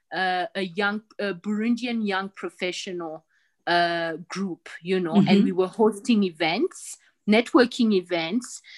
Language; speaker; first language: English; non-native, fluent; Rundi